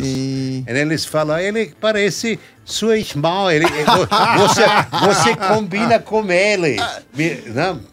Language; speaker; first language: Portuguese; non-native, learner; German